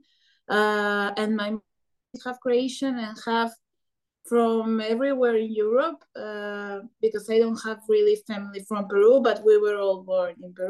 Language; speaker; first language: English; non-native, fluent; Spanish